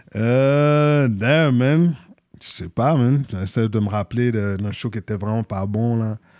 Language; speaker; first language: French; native; French